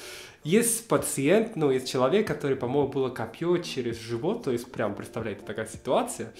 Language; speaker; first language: Russian; non-native, fluent; Spanish